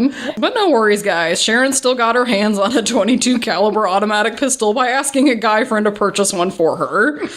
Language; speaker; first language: English; native; English